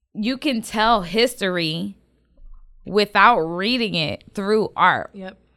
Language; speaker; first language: English; native; English